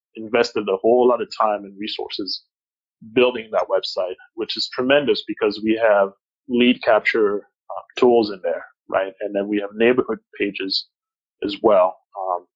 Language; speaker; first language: English; non-native, fluent; French